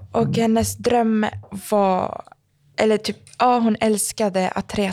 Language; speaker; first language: Swedish; early bilingual, other home language; Arabic